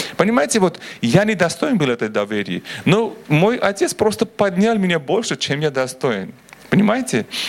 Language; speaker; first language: Russian; non-native, local second language; Armenian